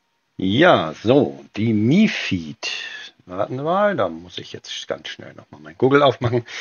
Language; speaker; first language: German; native; German